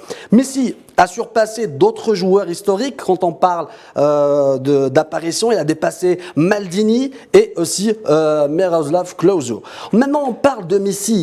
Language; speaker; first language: French; non-native, local second language; Arabic